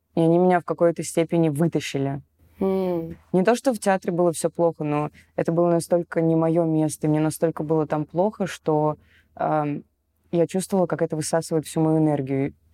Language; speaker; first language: Russian; native; Russian